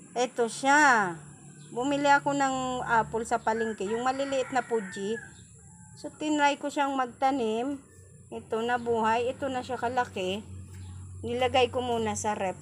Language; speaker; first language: Filipino; non-native, local second language; Bikol